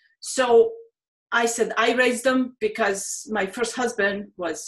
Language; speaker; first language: English; non-native, fluent; Serbian